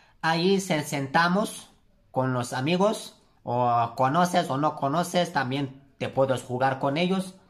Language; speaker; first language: Spanish; non-native, learner; Turkish